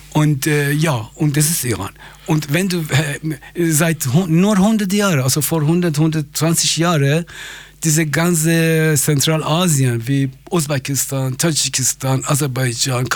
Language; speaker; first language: German; non-native, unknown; Persian